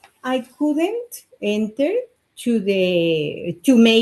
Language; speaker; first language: English; non-native, learner; Spanish